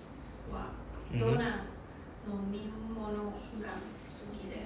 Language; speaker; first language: Japanese; non-native, learner; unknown